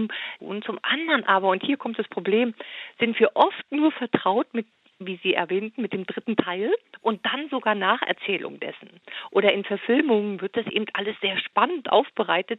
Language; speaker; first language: German; native; German